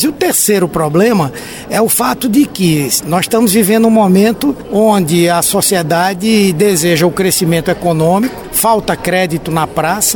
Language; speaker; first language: Portuguese; native; Portuguese